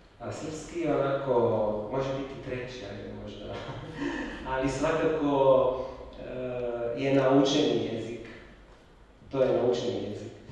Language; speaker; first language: Serbian; non-native, fluent; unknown